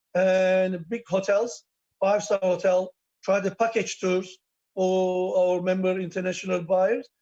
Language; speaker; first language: English; non-native, learner; Turkish